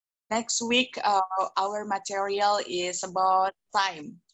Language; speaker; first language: English; non-native, learner; Indonesian